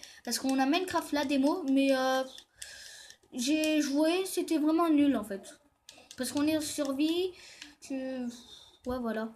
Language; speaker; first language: French; native; French